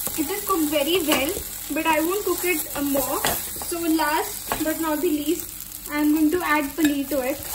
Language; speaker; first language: English; non-native, local second language; Hindi